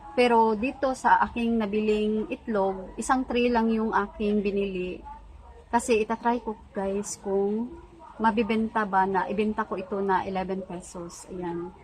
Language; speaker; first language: Filipino; non-native, local second language; Cebuano